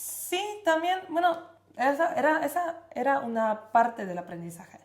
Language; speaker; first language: Spanish; non-native, fluent; Polish